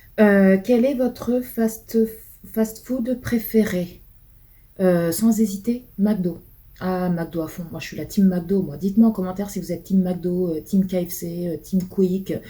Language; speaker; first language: French; early bilingual, other home language; Portuguese